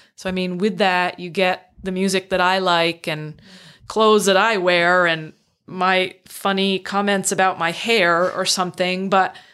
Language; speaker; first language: English; native; English